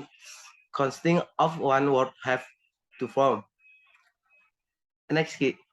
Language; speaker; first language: English; non-native, learner; Indonesian